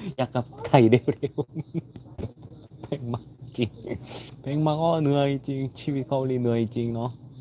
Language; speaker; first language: Thai; non-native, learner; Korean